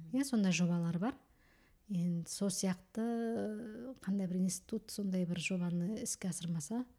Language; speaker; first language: Kazakh; early bilingual, heritage; Kazakh